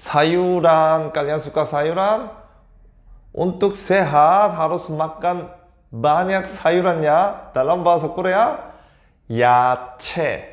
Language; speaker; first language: Indonesian; non-native, fluent; Korean